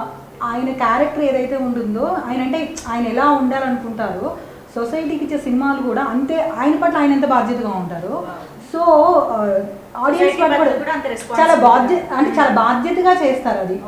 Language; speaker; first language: Telugu; native; Telugu